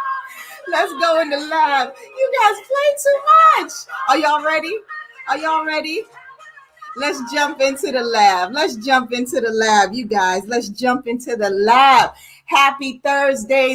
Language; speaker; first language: English; native; English